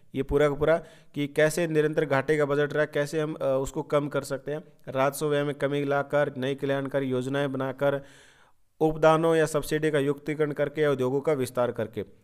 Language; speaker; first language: Hindi; native; Hindi